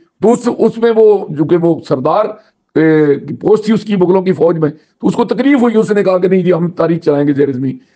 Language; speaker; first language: Urdu; non-native, local second language; Punjabi